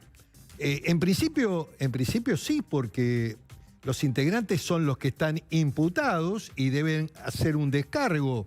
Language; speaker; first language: Spanish; native; Spanish